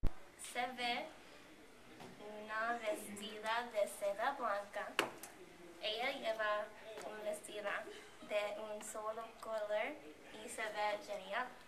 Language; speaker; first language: Spanish; non-native, learner; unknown